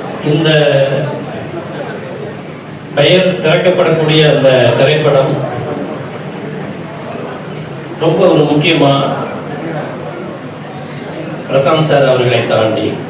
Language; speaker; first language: Tamil; native; Tamil